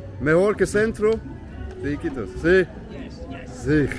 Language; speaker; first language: Spanish; non-native, learner; English